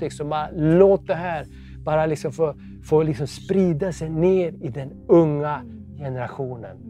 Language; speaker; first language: Swedish; native; Swedish